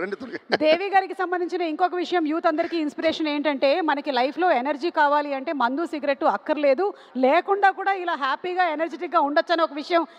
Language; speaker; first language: Telugu; native; Telugu